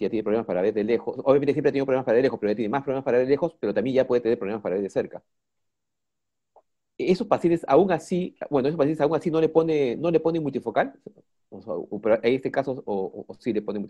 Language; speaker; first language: Spanish; native; Spanish